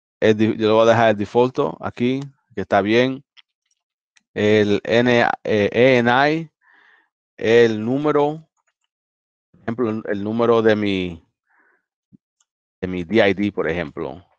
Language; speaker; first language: Spanish; early bilingual, heritage; Spanish